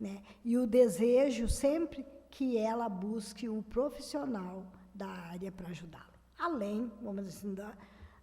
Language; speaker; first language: Portuguese; native; Portuguese